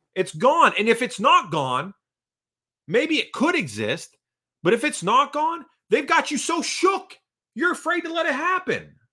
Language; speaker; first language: English; early bilingual, other home language; Hungarian